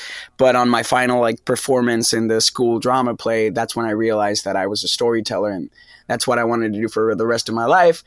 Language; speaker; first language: English; non-native, fluent; Spanish